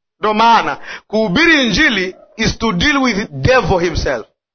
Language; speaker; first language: English; non-native, local second language; Swahili